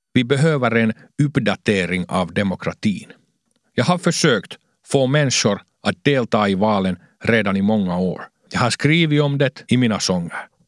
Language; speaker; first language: Swedish; non-native, local second language; Finnish